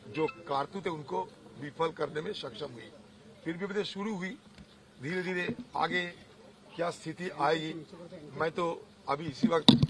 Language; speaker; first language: Hindi; non-native, local second language; Bangla